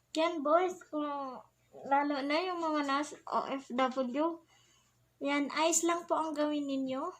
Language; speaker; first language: Filipino; non-native, local second language; Bikol